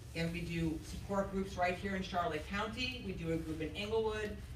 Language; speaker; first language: English; native; English